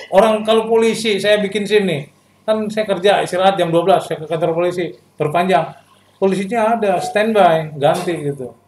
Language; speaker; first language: Indonesian; native; Indonesian